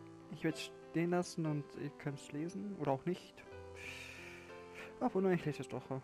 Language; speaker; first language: German; native; German